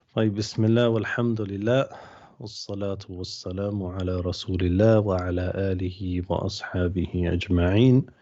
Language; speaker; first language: Arabic; non-native, fluent; English